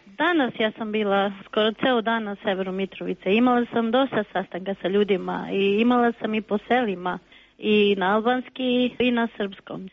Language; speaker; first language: Serbian; non-native, local second language; Albanian